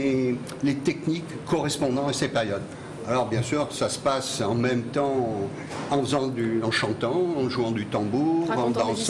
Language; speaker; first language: French; native; French